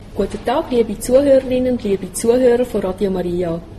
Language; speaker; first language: German; native; German